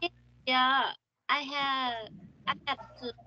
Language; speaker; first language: English; non-native, learner; Vietnamese